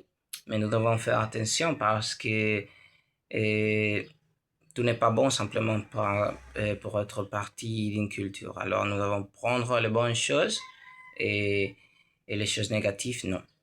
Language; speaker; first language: French; non-native, learner; Spanish